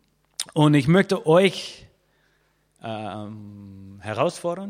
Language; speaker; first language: German; non-native, fluent; English